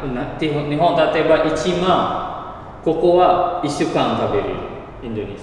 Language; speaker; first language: Japanese; non-native, learner; Indonesian